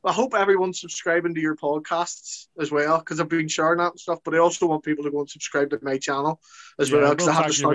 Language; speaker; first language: English; native; English